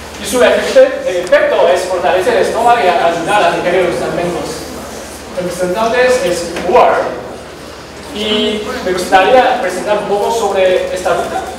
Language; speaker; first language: Spanish; non-native, learner; Chinese